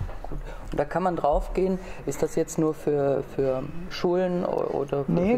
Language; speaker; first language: German; native; German